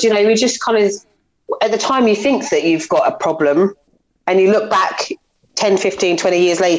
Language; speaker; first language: English; native; English